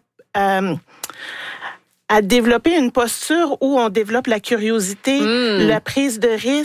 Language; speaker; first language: French; native; French